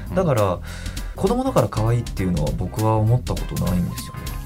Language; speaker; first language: Japanese; native; Japanese